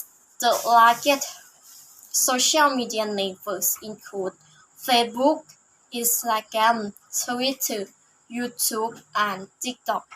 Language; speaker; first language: English; non-native, learner; Thai